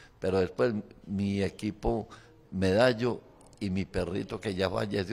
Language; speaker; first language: Spanish; native; Spanish